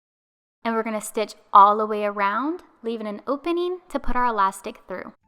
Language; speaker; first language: English; native; English